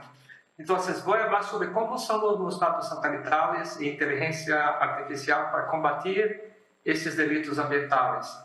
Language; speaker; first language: Spanish; non-native, fluent; Portuguese